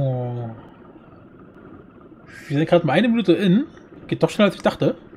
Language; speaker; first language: German; native; German